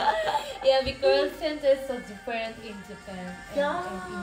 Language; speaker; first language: English; non-native, learner; Japanese